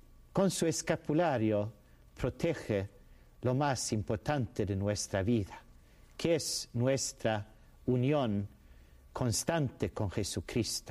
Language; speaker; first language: Spanish; non-native, fluent; Swedish